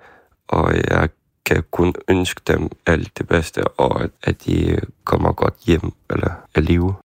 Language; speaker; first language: Danish; non-native, fluent; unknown